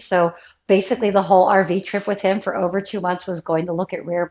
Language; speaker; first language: English; native; English